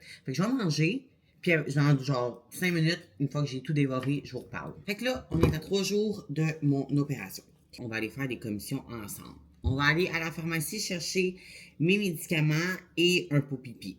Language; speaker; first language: French; native; French